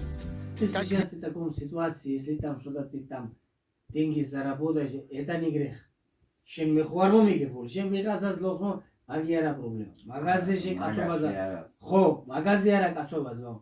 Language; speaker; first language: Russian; non-native, fluent; Georgian